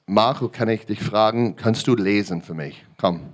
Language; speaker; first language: German; non-native, learner; English